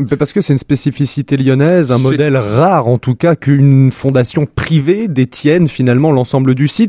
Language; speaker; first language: French; native; French